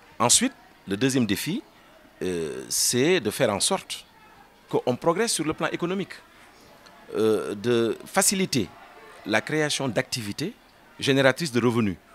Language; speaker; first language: French; non-native, local second language; Fula